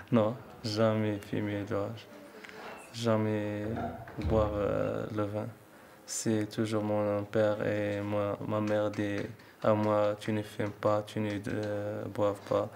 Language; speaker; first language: French; non-native, local second language; Arabic